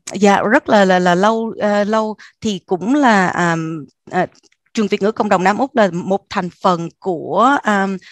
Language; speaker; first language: Vietnamese; early bilingual, heritage; Vietnamese